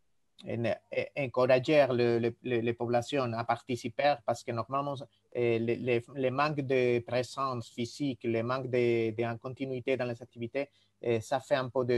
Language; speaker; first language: French; non-native, fluent; Spanish